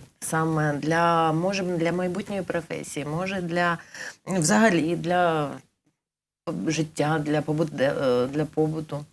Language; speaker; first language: Ukrainian; native; Ukrainian